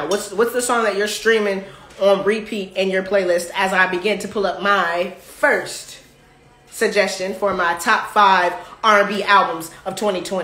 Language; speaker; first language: English; native; English